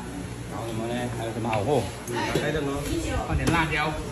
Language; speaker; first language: Chinese; non-native, local second language; Cantonese